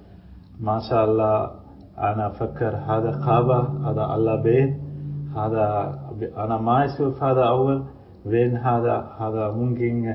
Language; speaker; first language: Arabic; non-native, learner; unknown